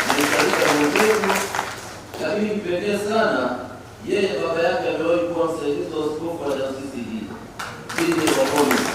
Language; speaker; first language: Swahili; native; Swahili